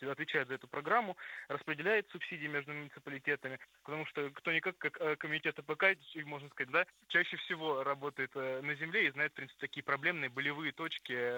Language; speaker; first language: Russian; native; Russian